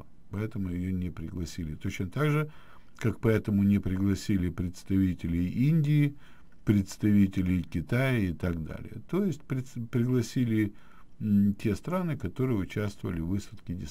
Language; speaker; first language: Russian; native; Russian